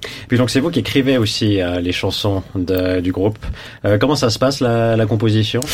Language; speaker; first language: French; native; French